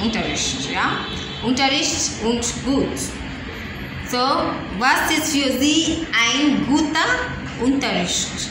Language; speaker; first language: German; non-native, learner; English